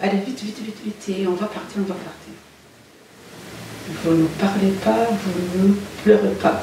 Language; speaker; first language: French; non-native, local second language; Kinyarwanda